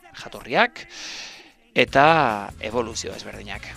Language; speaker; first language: Basque; native; Basque